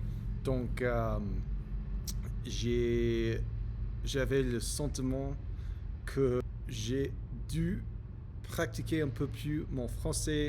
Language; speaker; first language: French; non-native, learner; English